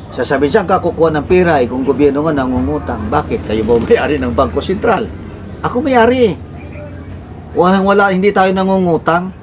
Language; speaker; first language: Filipino; non-native, local second language; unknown